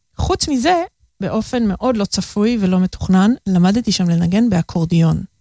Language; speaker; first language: Hebrew; early bilingual, heritage; Hebrew